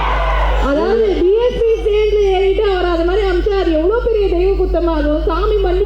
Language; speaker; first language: Tamil; native; Tamil